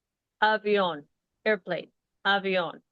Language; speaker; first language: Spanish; non-native, learner; English